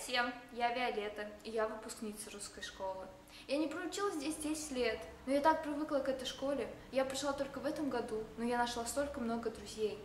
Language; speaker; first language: Russian; early bilingual, heritage; Russian